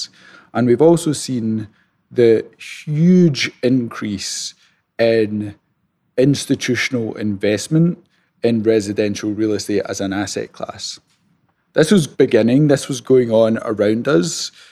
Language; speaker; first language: English; native; English